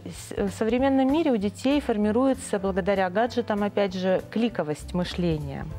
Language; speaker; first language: Russian; native; Russian